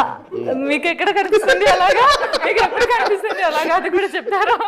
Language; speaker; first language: Telugu; non-native, learner; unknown